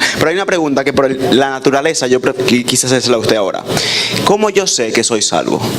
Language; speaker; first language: Spanish; native; Spanish